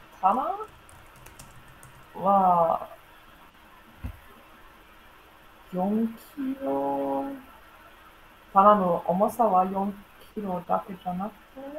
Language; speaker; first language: Japanese; non-native, learner; German